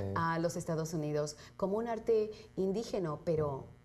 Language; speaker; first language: Spanish; early bilingual, heritage; Spanish